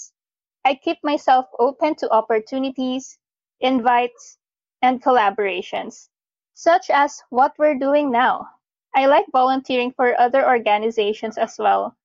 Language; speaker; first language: English; non-native, local second language; Filipino